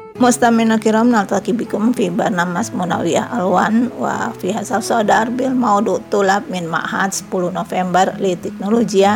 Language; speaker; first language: Arabic; non-native, fluent; Indonesian